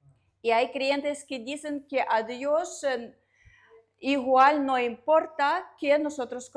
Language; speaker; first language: Spanish; non-native, learner; Russian